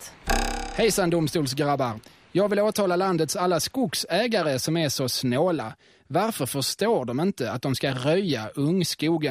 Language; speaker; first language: Swedish; native; Swedish